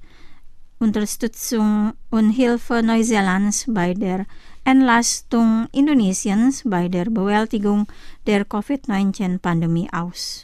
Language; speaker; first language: German; non-native, fluent; Indonesian